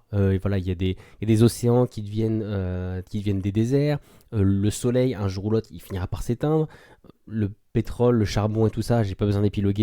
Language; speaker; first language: French; native; French